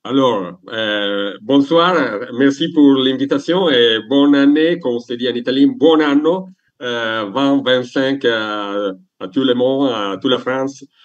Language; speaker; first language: French; non-native, learner; Italian